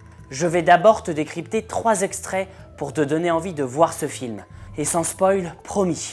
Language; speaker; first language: French; native; French